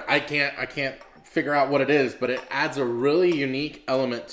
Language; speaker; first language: English; native; English